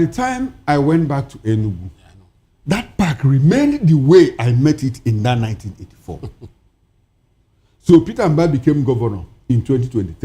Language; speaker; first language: English; non-native, local second language; Igbo